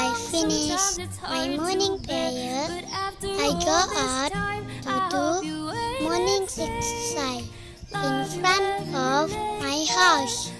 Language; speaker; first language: English; non-native, learner; Malay